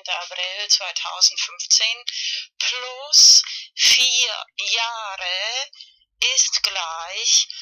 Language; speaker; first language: German; non-native, fluent; Spanish